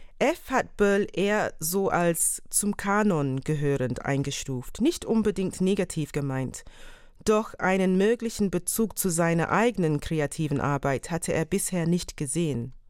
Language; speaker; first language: German; non-native, fluent; English